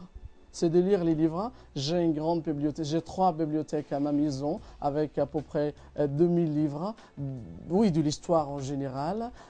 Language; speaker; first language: French; non-native, fluent; Arabic